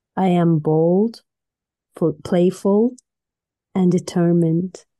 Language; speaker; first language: English; non-native, fluent; Turkish